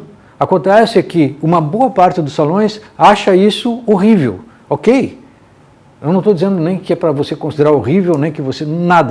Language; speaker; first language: Portuguese; native; Portuguese